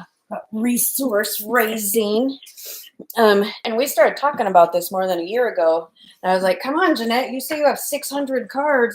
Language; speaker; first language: English; native; English